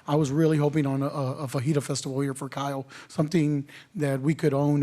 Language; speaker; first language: English; native; English